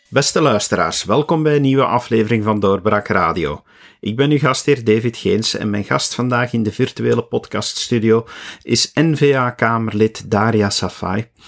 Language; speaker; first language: Dutch; native; Dutch